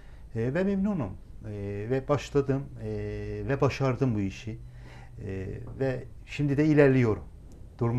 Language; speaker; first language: Turkish; non-native, local second language; Azerbaijani